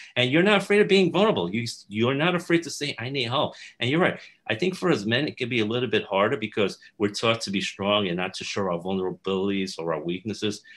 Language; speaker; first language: English; native; English